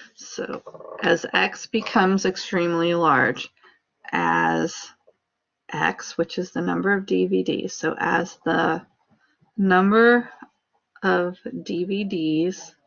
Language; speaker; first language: English; native; English